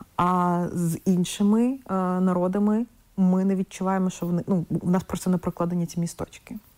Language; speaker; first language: Ukrainian; non-native, local second language; Russian